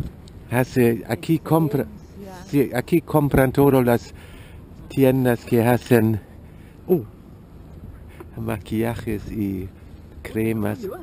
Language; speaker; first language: Spanish; non-native, fluent; German